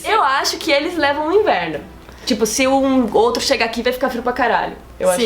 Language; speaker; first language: Portuguese; native; Portuguese